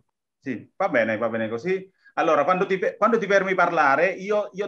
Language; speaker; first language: Italian; non-native, learner; Indonesian